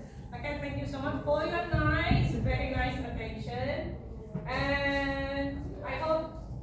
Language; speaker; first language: English; non-native, fluent; Indonesian